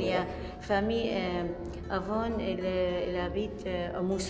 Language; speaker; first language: French; non-native, learner; Arabic